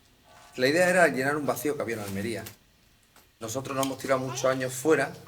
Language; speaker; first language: Spanish; native; Spanish